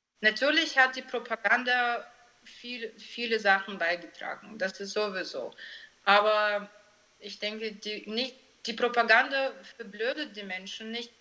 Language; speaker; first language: German; non-native, fluent; Russian